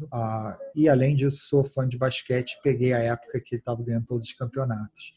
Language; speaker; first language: Portuguese; early bilingual, heritage; Portuguese